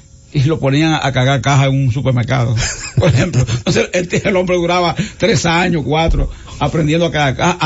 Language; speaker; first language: Spanish; native; Spanish